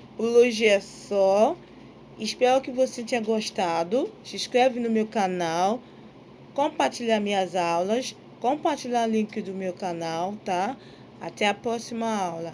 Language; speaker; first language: Portuguese; non-native, fluent; Yoruba